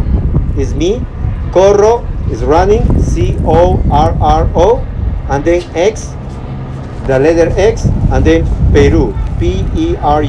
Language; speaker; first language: English; non-native, fluent; Spanish